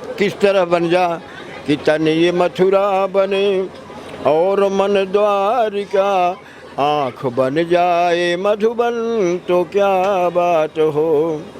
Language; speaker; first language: Hindi; native; Hindi